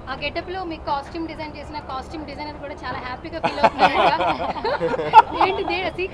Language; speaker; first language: Telugu; native; Telugu